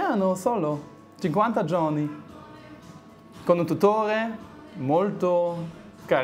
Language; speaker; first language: Italian; non-native, learner; German